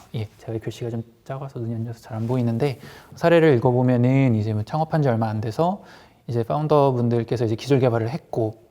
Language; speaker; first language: Korean; native; Korean